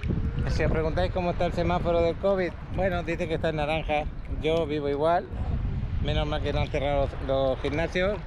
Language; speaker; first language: Spanish; native; Spanish